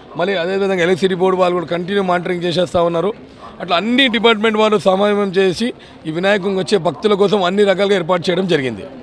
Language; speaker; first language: Telugu; native; Telugu